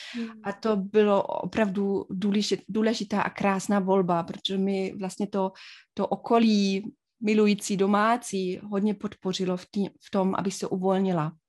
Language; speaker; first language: Czech; non-native, fluent; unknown